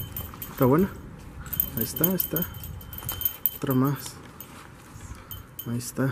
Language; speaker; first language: Spanish; native; Spanish